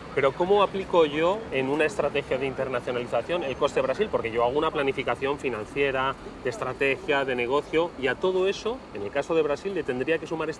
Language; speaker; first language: Spanish; native; Spanish